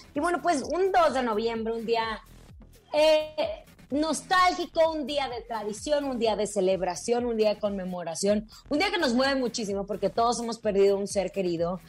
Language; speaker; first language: Spanish; native; Spanish